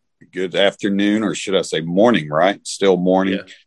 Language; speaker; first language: English; native; English